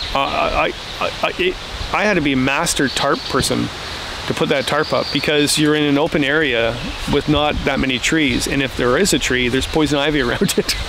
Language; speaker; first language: English; native; English